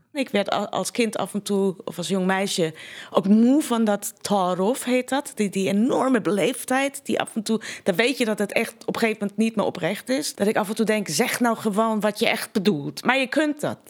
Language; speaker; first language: Dutch; non-native, fluent; Persian